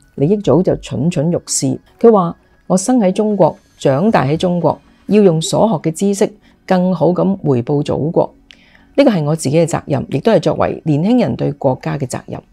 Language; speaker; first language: Chinese; non-native, local second language; Cantonese